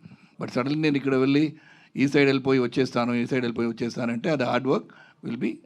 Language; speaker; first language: Telugu; non-native, fluent; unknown